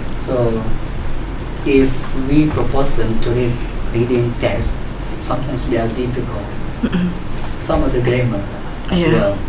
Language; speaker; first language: English; non-native, learner; Indonesian